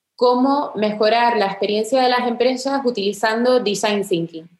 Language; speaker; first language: Spanish; native; Spanish